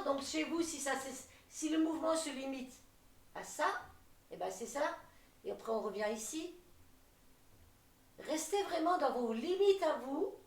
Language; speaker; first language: French; native; French